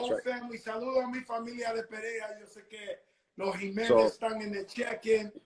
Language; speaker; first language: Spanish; early bilingual, heritage; English